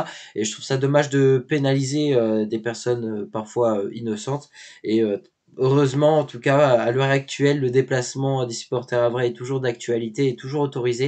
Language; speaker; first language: French; native; French